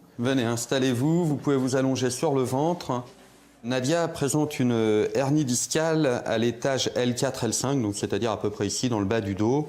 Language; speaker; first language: French; native; French